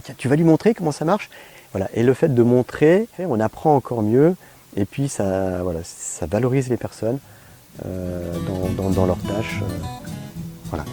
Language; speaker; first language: French; native; French